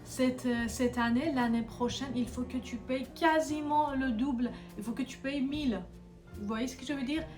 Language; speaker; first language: French; non-native, fluent; Persian